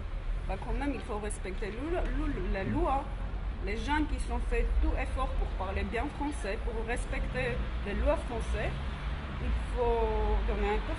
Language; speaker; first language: French; non-native, learner; Armenian